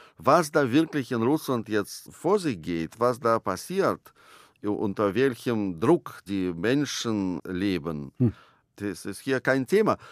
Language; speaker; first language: German; non-native, fluent; Russian